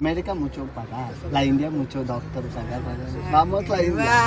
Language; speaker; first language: Spanish; non-native, learner; Telugu